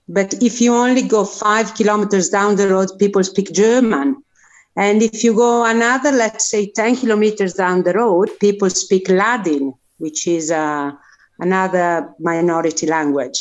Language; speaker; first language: English; non-native, fluent; Italian